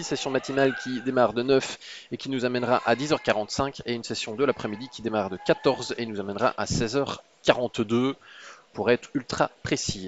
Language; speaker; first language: French; native; French